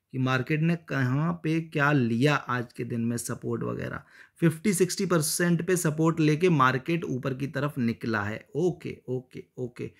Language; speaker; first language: Hindi; native; Hindi